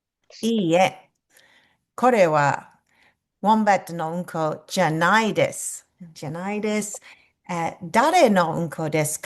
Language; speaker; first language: Japanese; non-native, fluent; English